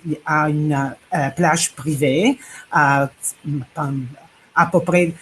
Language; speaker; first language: French; non-native, fluent; Italian